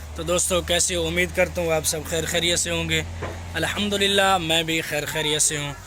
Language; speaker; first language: Urdu; non-native, local second language; Saraiki